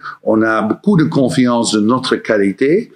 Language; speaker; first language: French; non-native, learner; Dutch